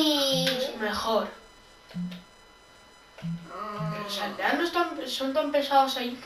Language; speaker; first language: Spanish; native; Spanish